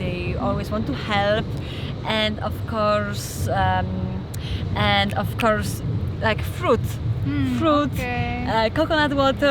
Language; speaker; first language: English; non-native, fluent; Polish